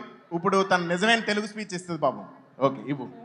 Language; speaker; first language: Telugu; native; Telugu